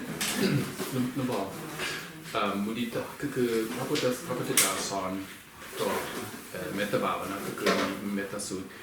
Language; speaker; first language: Thai; non-native, learner; English